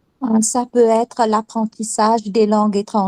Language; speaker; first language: French; non-native, fluent; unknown